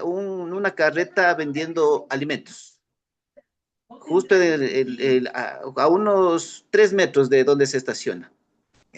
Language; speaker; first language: Spanish; native; Spanish